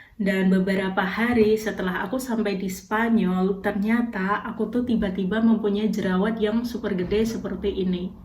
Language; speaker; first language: Indonesian; native; Indonesian